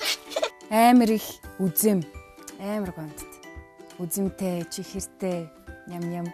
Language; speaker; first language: Mongolian; non-native, learner; Russian